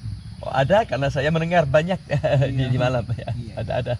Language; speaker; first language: Indonesian; non-native, learner; English